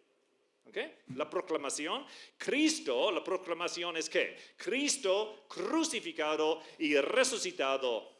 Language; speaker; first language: Spanish; non-native, fluent; English